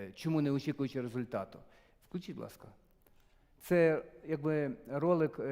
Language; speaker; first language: Ukrainian; native; Ukrainian